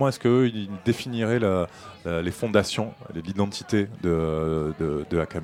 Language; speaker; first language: French; native; French